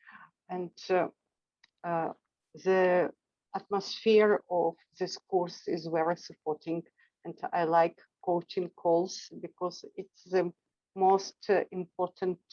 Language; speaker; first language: English; non-native, fluent; Russian